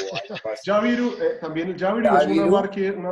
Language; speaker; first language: Spanish; native; Spanish